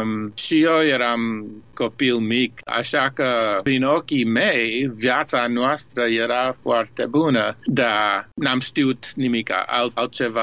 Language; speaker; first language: Romanian; early bilingual, heritage; Romanian